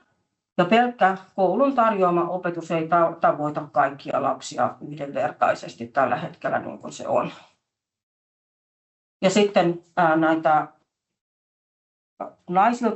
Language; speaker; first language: Finnish; native; Finnish